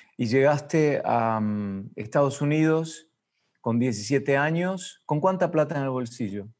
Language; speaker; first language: Spanish; native; Spanish